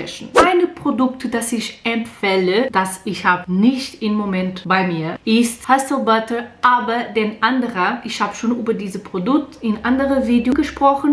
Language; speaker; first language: German; non-native, learner; Portuguese